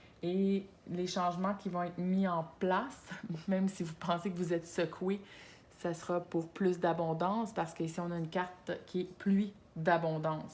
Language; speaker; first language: French; native; French